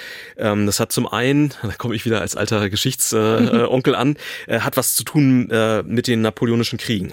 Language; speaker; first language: German; native; German